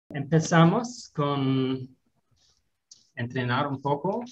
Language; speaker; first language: Spanish; non-native, fluent; German